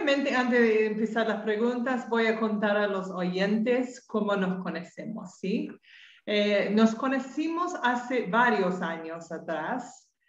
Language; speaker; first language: Spanish; non-native, fluent; English